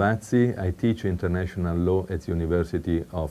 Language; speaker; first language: English; non-native, fluent; Italian